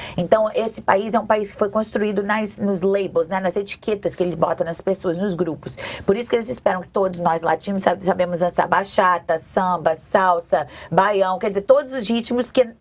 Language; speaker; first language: Portuguese; native; Portuguese